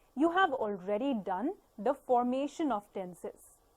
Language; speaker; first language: English; non-native, local second language; Punjabi